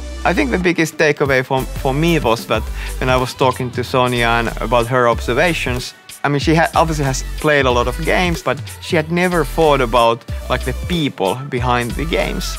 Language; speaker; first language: English; non-native, fluent; Finnish